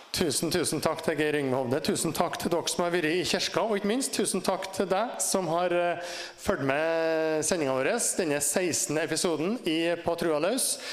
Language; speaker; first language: Norwegian; native; Norwegian